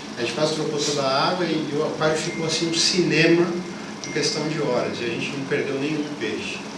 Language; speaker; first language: Portuguese; native; Portuguese